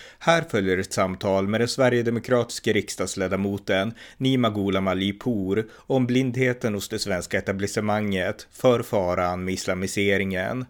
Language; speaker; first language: Swedish; native; Swedish